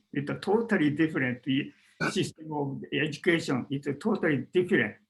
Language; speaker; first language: English; non-native, learner; Japanese